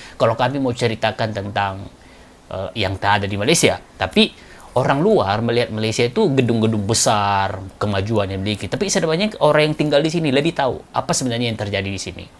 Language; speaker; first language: Malay; native; Malay